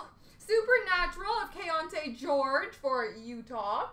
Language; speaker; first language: English; native; English